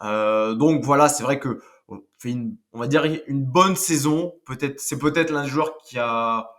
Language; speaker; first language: French; native; French